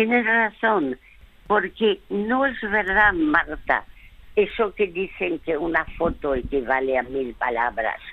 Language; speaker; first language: Spanish; early bilingual, other home language; French